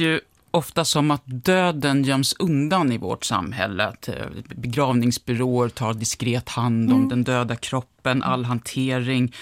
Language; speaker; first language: Swedish; native; Swedish